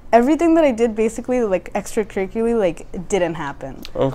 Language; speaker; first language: English; native; English